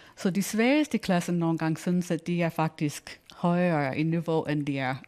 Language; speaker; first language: Danish; non-native, fluent; English